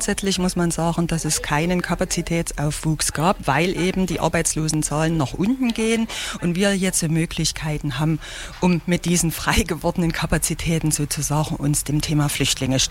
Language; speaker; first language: German; native; German